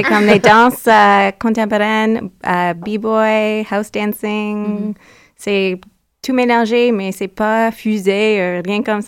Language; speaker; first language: French; non-native, learner; English